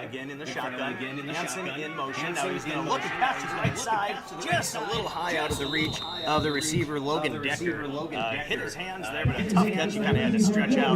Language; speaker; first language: English; native; English